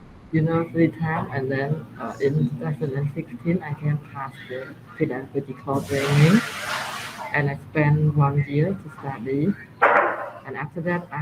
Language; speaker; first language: English; non-native, learner; Khmer